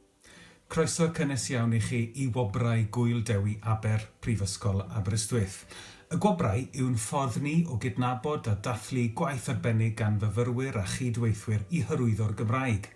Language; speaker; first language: Welsh; native; Welsh